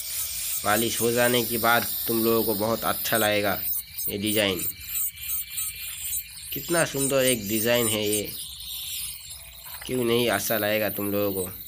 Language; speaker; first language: Hindi; non-native, local second language; Bangla